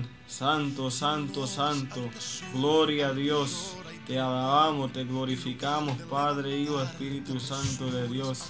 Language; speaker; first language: Spanish; native; Spanish